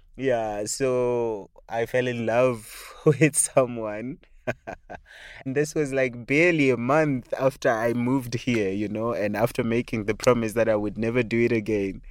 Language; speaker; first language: English; non-native, local second language; Shona